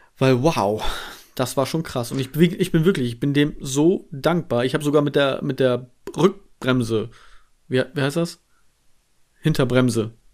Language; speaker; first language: German; native; German